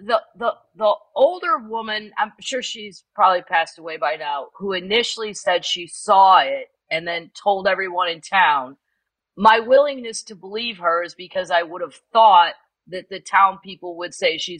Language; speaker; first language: English; native; English